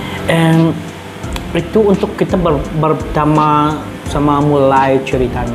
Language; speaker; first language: Indonesian; non-native, learner; Arabic